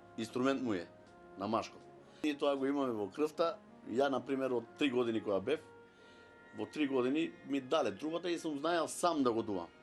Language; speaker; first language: Macedonian; non-native, local second language; Romany